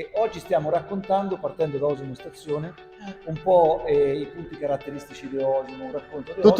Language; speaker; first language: Italian; native; Italian